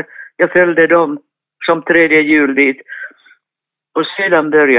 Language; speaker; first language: Swedish; non-native, fluent; Finnish